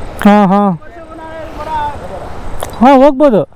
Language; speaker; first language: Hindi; non-native, local second language; Kannada